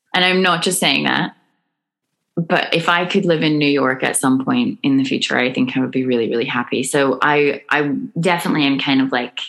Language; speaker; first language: English; native; English